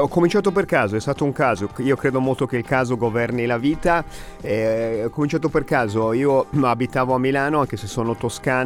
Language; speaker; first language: Italian; native; Italian